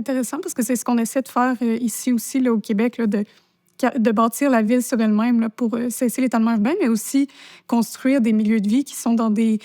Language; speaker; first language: French; native; French